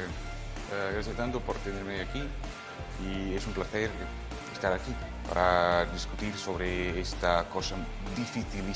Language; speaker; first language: Spanish; non-native, fluent; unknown